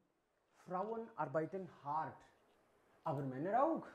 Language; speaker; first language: German; non-native, fluent; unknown